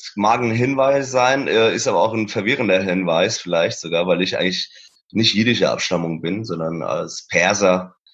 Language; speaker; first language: German; early bilingual, other home language; Persian